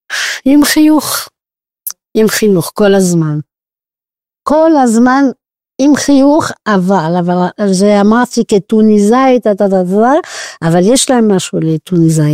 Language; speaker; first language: Hebrew; non-native, fluent; French